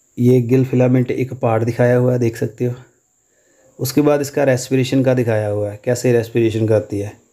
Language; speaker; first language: Urdu; non-native, local second language; Punjabi